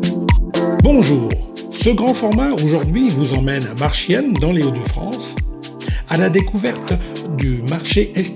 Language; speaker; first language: French; native; French